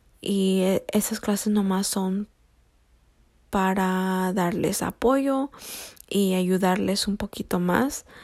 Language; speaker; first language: Spanish; early bilingual, heritage; Spanish